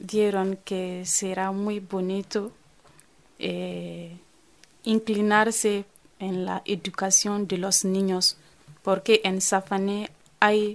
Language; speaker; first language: Spanish; non-native, fluent; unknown